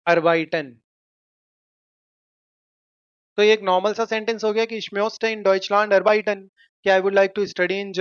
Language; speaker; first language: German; non-native, fluent; Hindi